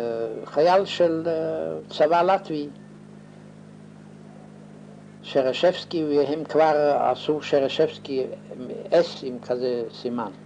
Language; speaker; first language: Hebrew; non-native, fluent; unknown